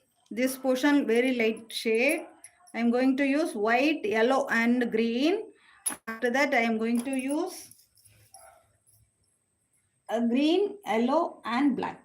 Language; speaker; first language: English; non-native, local second language; Tamil